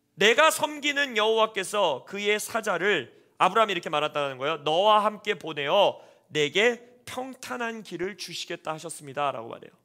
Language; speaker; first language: Korean; native; Korean